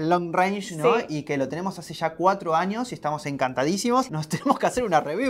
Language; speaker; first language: Spanish; native; Spanish